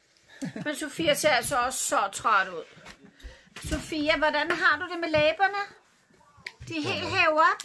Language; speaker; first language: Danish; native; Danish